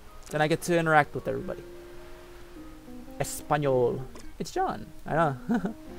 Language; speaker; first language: English; early bilingual, other home language; Spanish